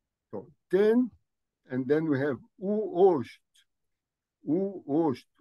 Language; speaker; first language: English; non-native, fluent; Arabic